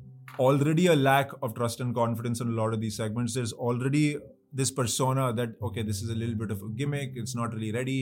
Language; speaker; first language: English; non-native, local second language; Hindi